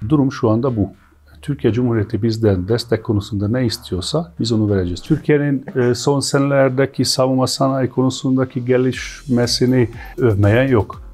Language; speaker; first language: Turkish; non-native, fluent; Hungarian